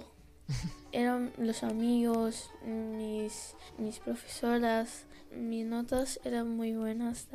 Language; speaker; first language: Spanish; early bilingual, other home language; Arabic